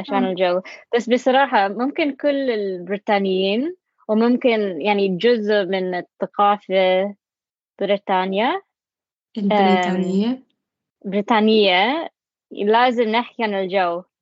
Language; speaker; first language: Arabic; non-native, learner; English